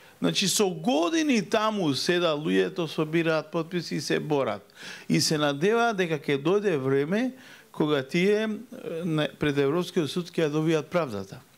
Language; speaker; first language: Macedonian; native; Macedonian